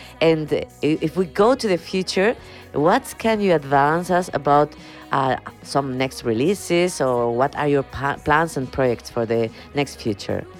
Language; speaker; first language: English; non-native, fluent; Spanish